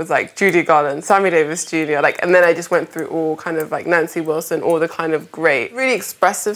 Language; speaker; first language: English; native; English